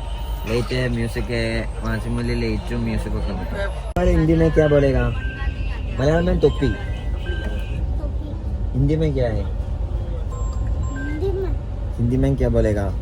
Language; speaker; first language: Hindi; non-native, local second language; Malayalam